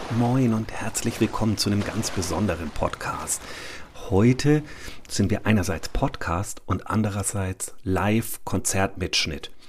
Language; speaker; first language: German; native; German